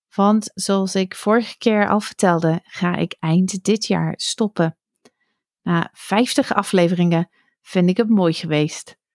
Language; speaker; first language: Dutch; non-native, fluent; English